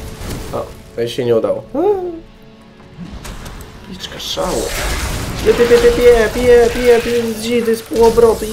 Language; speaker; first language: Polish; native; Polish